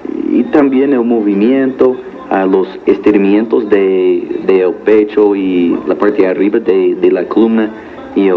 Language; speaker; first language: Spanish; non-native, learner; English